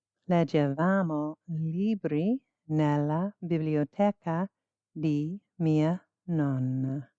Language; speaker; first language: Italian; non-native, fluent; English